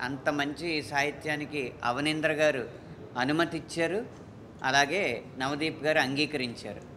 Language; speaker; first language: Telugu; native; Telugu